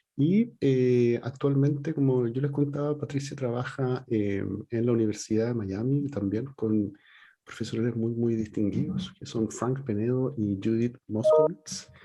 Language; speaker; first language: Spanish; native; Spanish